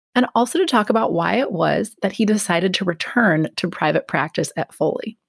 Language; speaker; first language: English; native; English